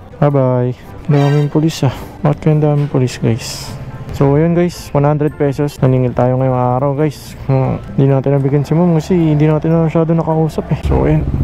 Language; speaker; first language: Filipino; native; Filipino